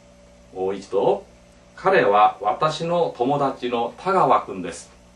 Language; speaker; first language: Japanese; non-native, fluent; Korean